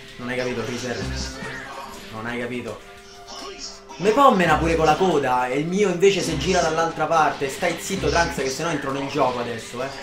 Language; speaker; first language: Italian; native; Italian